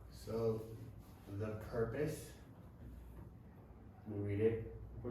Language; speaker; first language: Portuguese; non-native, learner; English